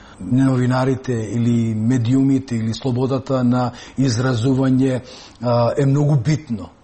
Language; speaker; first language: Macedonian; non-native, local second language; Albanian